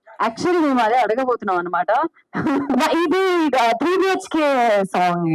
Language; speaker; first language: Telugu; non-native, learner; Kannada